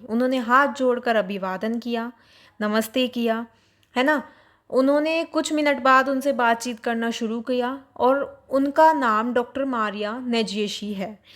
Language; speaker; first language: Hindi; native; Hindi